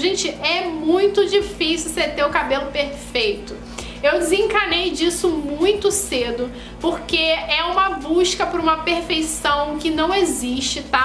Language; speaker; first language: Portuguese; native; Portuguese